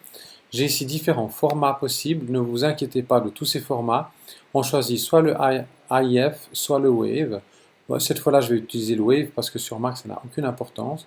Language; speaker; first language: French; native; French